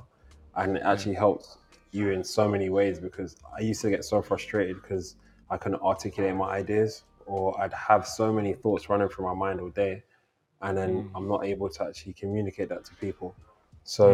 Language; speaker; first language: English; native; English